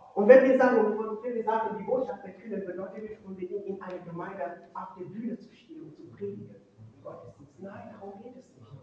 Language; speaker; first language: German; non-native, fluent; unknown